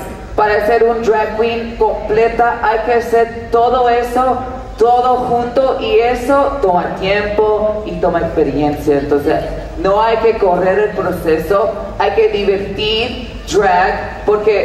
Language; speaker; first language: Spanish; early bilingual, heritage; Spanish